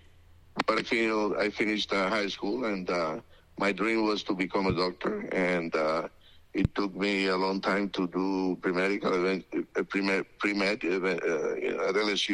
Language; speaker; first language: English; non-native, fluent; Spanish